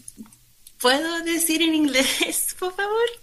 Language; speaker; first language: Spanish; non-native, learner; English